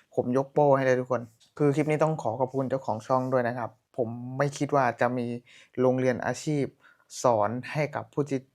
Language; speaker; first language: Thai; non-native, fluent; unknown